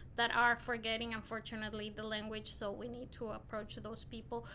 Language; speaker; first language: English; non-native, fluent; Spanish